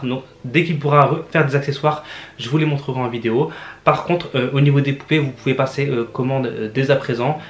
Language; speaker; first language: French; native; French